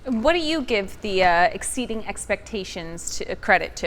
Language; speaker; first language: English; native; English